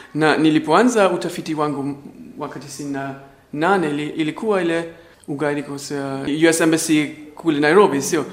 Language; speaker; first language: Swahili; non-native, fluent; German